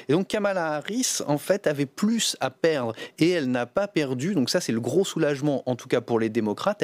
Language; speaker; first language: French; native; French